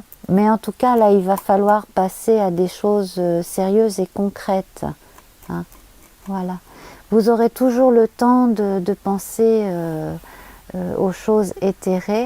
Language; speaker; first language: French; native; French